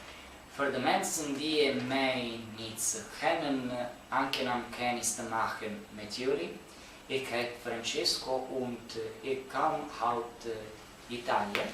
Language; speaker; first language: Dutch; non-native, learner; Italian